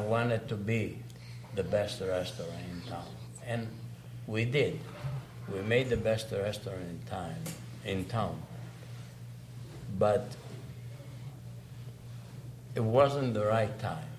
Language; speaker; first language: English; non-native, fluent; Greek